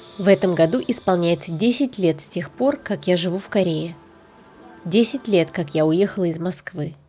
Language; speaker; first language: Russian; native; Russian